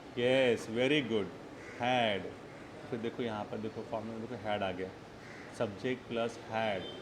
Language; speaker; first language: Hindi; non-native, local second language; Marathi